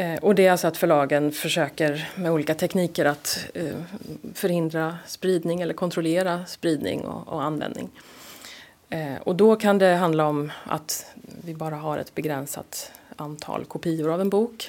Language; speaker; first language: Swedish; native; Swedish